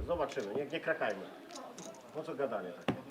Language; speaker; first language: Polish; native; Polish